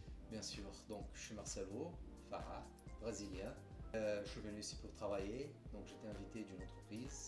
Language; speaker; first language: French; non-native, fluent; Portuguese